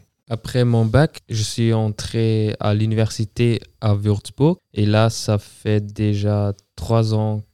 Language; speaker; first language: French; non-native, fluent; German